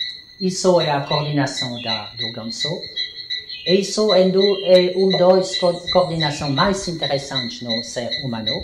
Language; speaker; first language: Portuguese; non-native, learner; French